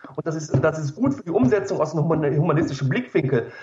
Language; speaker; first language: German; native; German